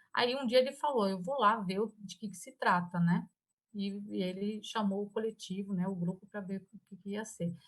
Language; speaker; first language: Portuguese; early bilingual, other home language; Spanish